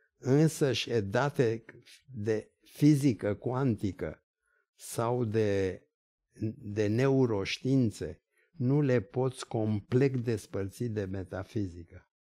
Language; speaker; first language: Romanian; early bilingual, other home language; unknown